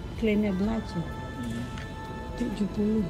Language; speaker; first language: Dutch; non-native, learner; Indonesian